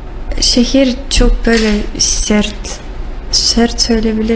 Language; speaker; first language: Turkish; non-native, learner; Russian